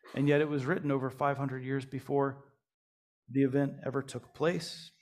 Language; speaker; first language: English; native; English